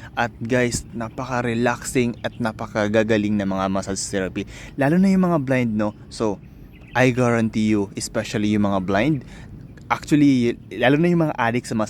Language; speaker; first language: Filipino; non-native, local second language; Cebuano